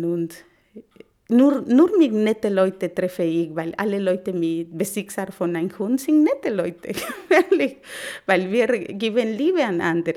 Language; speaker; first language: German; non-native, learner; Spanish